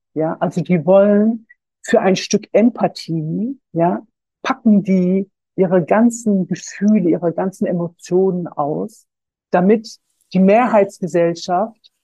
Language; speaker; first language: German; native; German